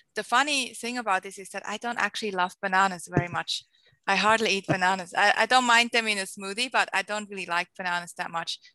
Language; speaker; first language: English; non-native, fluent; Swiss German